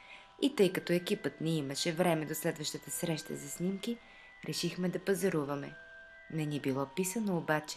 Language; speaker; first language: Bulgarian; native; Bulgarian